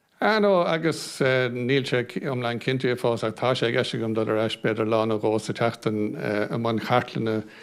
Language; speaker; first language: Irish; non-native, local second language; English